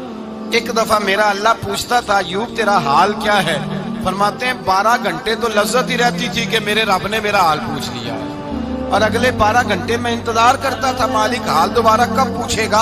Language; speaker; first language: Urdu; non-native, local second language; Punjabi